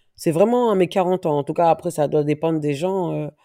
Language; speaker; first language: French; native; French